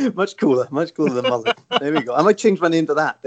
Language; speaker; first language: English; native; English